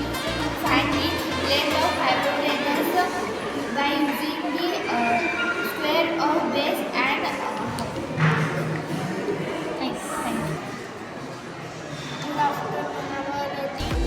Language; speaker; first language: English; non-native, learner; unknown